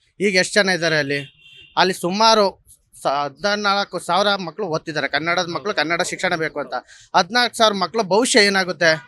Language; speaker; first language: Kannada; native; Kannada